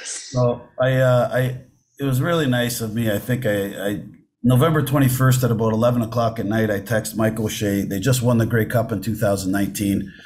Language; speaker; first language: English; native; English